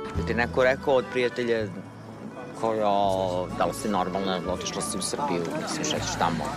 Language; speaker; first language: Serbian; native; Serbian